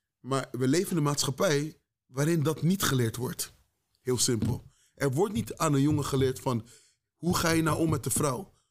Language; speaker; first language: Dutch; early bilingual, other home language; Akan